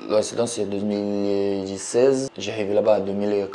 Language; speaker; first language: French; non-native, learner; Portuguese